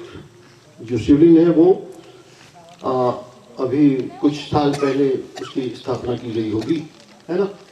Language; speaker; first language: Hindi; native; Hindi